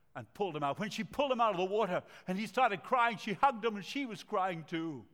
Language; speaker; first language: English; non-native, fluent; Spanish